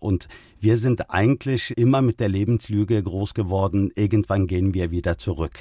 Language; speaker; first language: German; early bilingual, other home language; Turkish